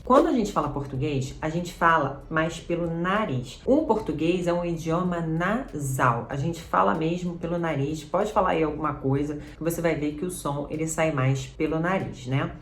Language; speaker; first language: Portuguese; native; Portuguese